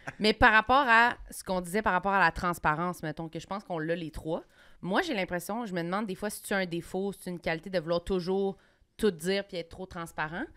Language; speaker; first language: French; native; French